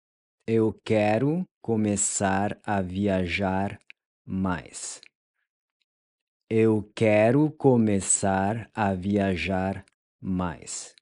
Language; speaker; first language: Portuguese; non-native, fluent; English